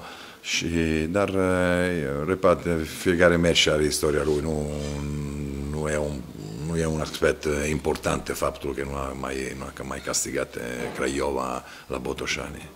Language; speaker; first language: Romanian; non-native, fluent; Italian